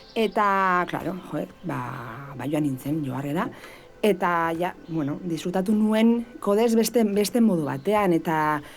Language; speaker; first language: Basque; non-native, local second language; Spanish